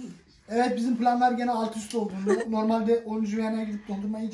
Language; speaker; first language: Turkish; native; Turkish